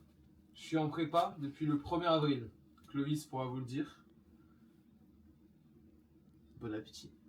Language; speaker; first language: French; native; French